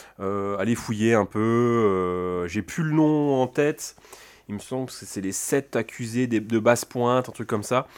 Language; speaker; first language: French; native; French